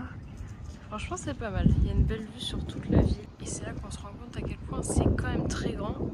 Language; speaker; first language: French; native; French